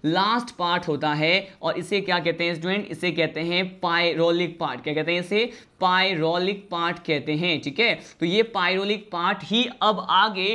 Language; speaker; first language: Hindi; native; Hindi